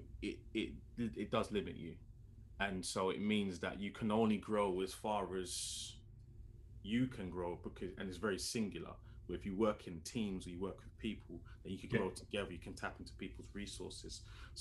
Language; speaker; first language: English; native; English